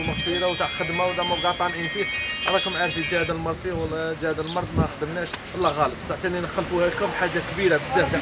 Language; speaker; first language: Arabic; native; Arabic